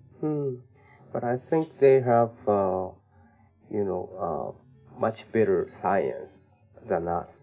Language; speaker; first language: English; non-native, learner; Japanese